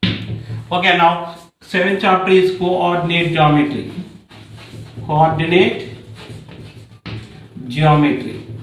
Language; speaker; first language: English; non-native, local second language; Telugu